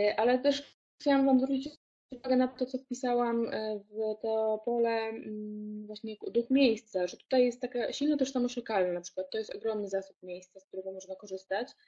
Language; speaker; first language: Polish; native; Polish